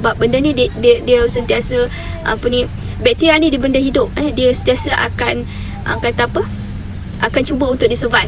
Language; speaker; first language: Malay; native; Malay